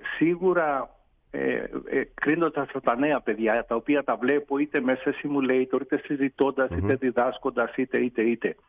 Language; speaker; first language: Greek; native; Greek